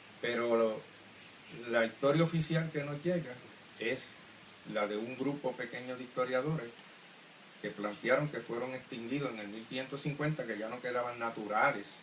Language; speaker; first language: Spanish; native; Spanish